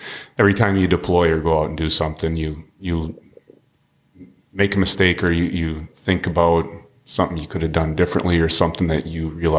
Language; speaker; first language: English; native; English